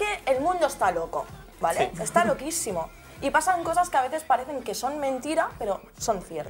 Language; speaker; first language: Spanish; native; Spanish